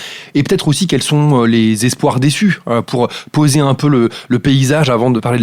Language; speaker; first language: French; native; French